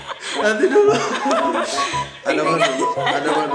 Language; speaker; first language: Indonesian; native; Indonesian